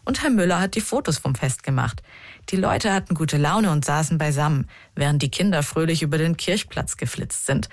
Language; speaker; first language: German; native; German